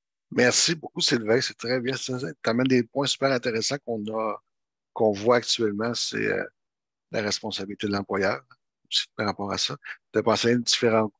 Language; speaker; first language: French; native; French